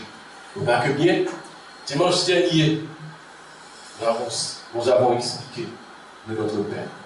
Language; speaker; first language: French; non-native, local second language; Haitian Creole